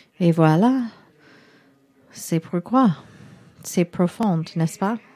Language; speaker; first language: French; non-native, learner; English